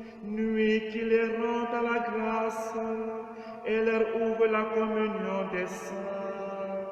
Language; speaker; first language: French; native; French